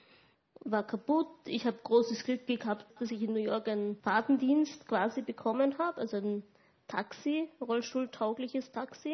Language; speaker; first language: German; native; German